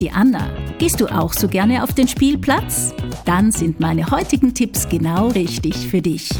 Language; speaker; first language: German; native; German